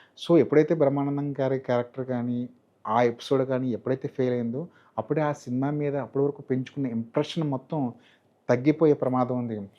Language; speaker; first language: Telugu; native; Telugu